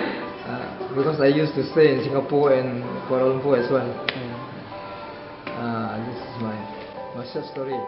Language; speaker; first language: English; non-native, fluent; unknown